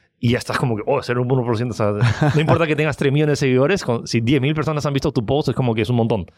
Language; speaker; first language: Spanish; early bilingual, other home language; French